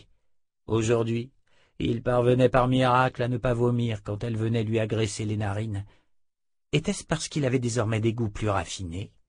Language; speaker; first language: French; native; French